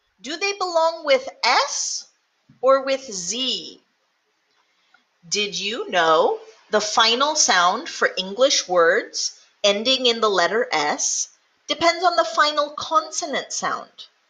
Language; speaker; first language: English; native; English